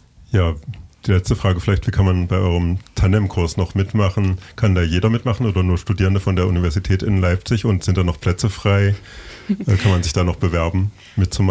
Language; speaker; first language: German; native; German